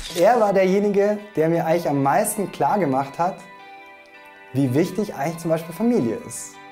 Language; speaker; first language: German; native; German